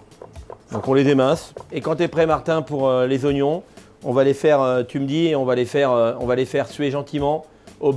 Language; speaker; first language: French; native; French